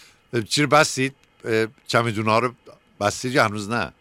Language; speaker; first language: Persian; native; Persian